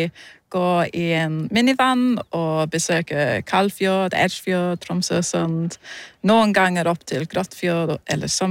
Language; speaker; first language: Norwegian; non-native, fluent; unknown